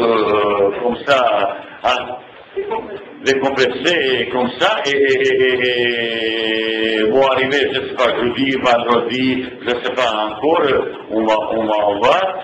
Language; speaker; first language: French; non-native, fluent; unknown